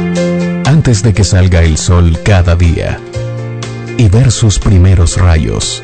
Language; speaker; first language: Spanish; native; Spanish